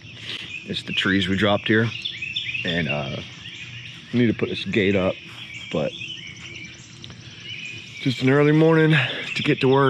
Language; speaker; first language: English; native; English